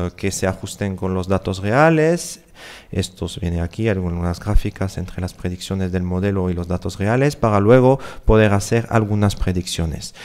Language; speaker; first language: Spanish; non-native, fluent; French